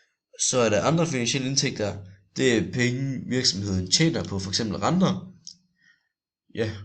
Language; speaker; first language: Danish; native; Danish